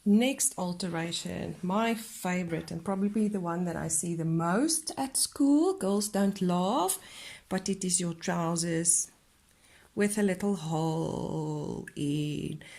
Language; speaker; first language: English; non-native, local second language; Afrikaans